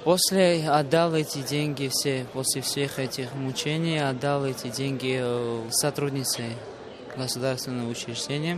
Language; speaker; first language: Russian; early bilingual, other home language; Armenian